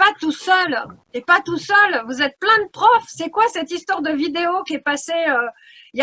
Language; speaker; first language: French; native; French